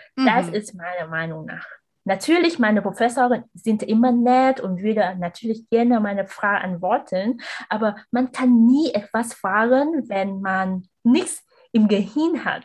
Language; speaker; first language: German; non-native, learner; Vietnamese